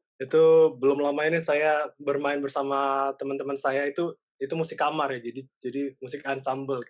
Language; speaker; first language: Indonesian; native; Indonesian